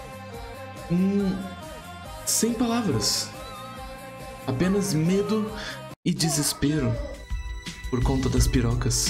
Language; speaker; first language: Portuguese; native; Portuguese